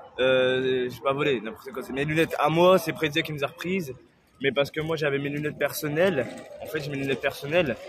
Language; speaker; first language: French; native; French